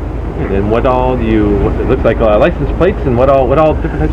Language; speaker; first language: English; native; English